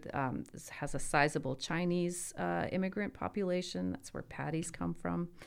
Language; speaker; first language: English; early bilingual, other home language; Italian